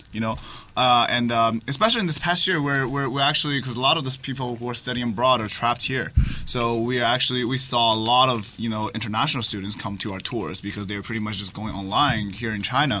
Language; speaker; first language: English; non-native, fluent; Chinese